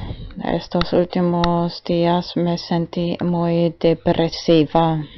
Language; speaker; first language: Spanish; non-native, learner; German